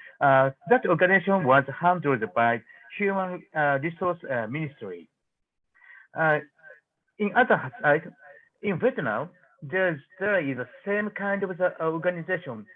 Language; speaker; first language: English; non-native, learner; Japanese